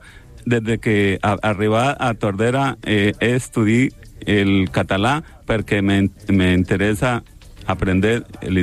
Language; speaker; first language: Catalan; non-native, learner; Spanish